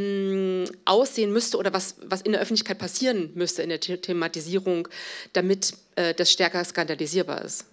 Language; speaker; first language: German; native; German